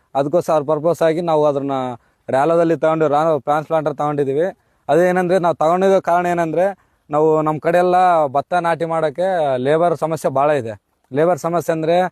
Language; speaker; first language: Kannada; native; Kannada